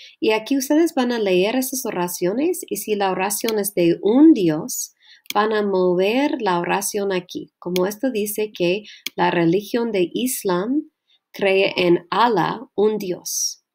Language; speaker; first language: Spanish; non-native, learner; English